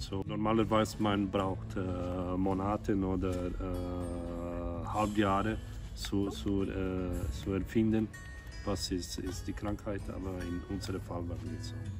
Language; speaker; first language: German; non-native, learner; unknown